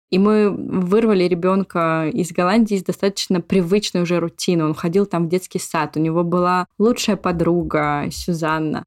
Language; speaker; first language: Russian; native; Russian